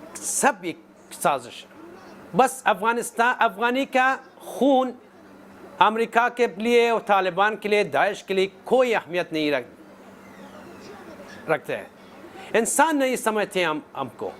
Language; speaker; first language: Hindi; non-native, fluent; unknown